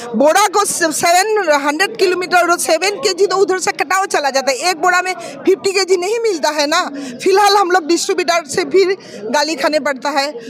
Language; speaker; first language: Hindi; non-native, local second language; Assamese